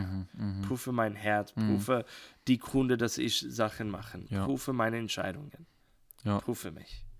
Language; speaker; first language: German; non-native, learner; English